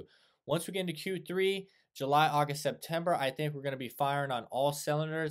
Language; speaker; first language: English; native; English